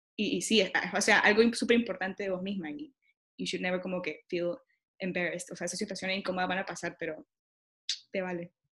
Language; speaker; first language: Spanish; native; Spanish